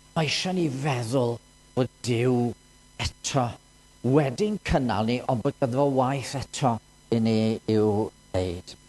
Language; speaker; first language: Welsh; native; Welsh